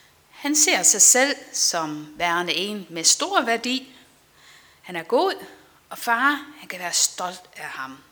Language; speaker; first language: Danish; non-native, fluent; Dutch